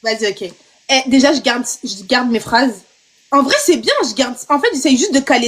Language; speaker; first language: French; native; French